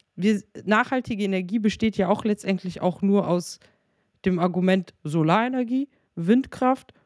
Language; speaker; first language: German; native; German